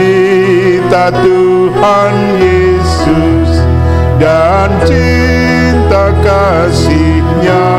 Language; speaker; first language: Indonesian; native; Indonesian